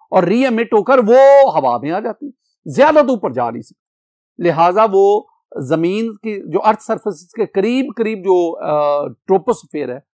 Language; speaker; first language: Urdu; non-native, local second language; Punjabi